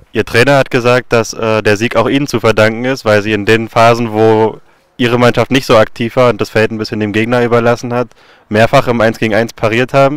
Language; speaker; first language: German; native; German